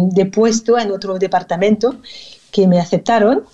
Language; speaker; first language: Spanish; non-native, fluent; French